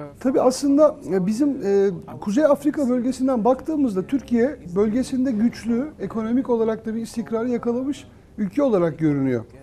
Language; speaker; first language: Turkish; non-native, fluent; Arabic